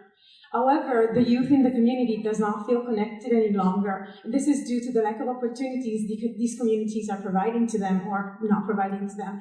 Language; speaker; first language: English; non-native, fluent; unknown